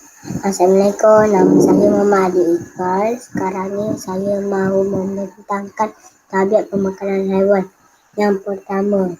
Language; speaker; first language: Malay; native; Malay